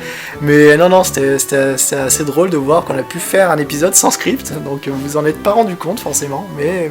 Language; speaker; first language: French; native; French